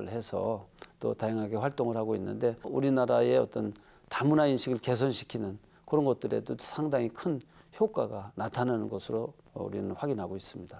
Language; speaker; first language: Korean; native; Korean